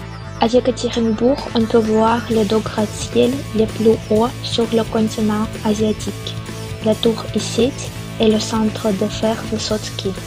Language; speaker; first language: French; non-native, fluent; Russian